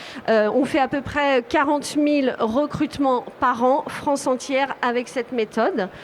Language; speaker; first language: French; native; French